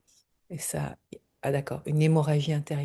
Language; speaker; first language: French; native; French